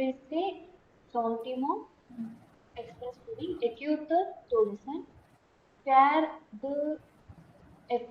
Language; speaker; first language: French; non-native, learner; Tamil